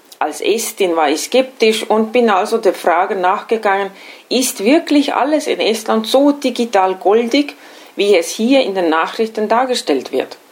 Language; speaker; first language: German; non-native, fluent; Estonian